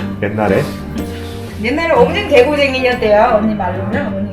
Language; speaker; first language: Korean; non-native, fluent; Vietnamese